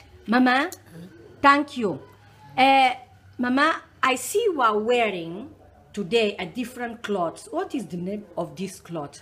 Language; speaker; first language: English; non-native, learner; Portuguese